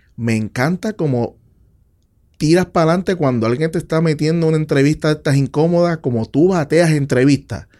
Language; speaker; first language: Spanish; native; Spanish